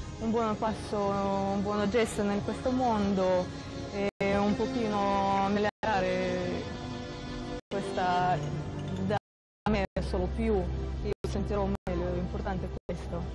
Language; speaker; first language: Italian; non-native, learner; Russian